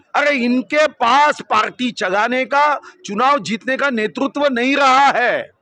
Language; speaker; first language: Hindi; non-native, local second language; Marathi